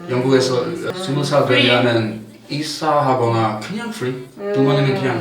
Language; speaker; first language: Korean; non-native, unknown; English